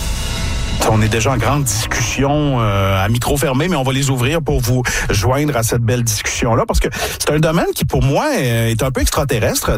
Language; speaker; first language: French; native; French